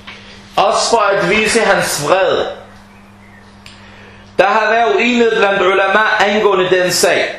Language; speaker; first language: Danish; early bilingual, other home language; Arabic